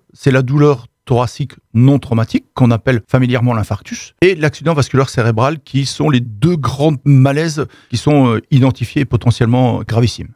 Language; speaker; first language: French; native; French